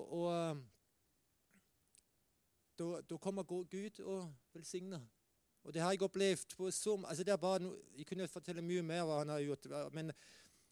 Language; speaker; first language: Norwegian; non-native, fluent; German